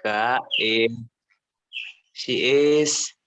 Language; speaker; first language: English; non-native, learner; Indonesian